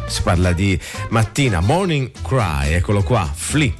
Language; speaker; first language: Italian; native; Italian